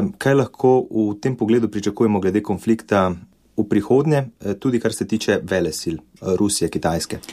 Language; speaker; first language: Slovenian; native; Slovenian